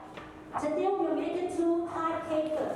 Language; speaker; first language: English; non-native, learner; Chinese